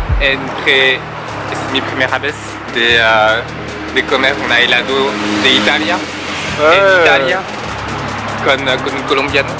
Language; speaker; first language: Spanish; non-native, learner; French